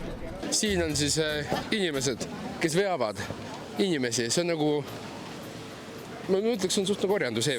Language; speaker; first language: Estonian; native; Estonian